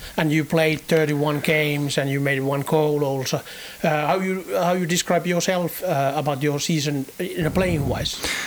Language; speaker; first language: English; non-native, fluent; Finnish